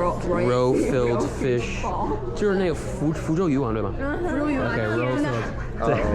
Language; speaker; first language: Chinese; non-native, fluent; English